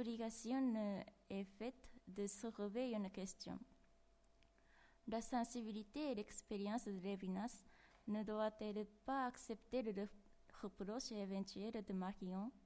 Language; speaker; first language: French; non-native, fluent; Japanese